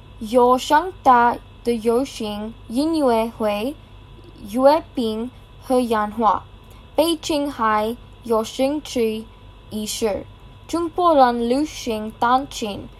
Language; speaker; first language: Chinese; non-native, learner; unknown